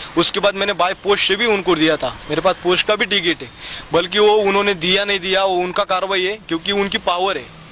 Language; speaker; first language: Hindi; non-native, local second language; Marathi